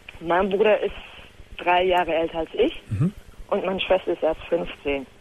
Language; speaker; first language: German; early bilingual, other home language; Turkish